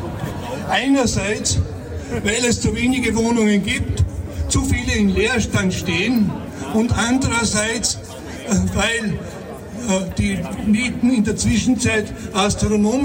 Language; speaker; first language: German; native; German